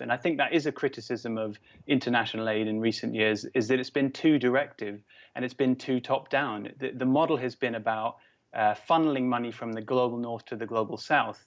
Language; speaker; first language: English; native; English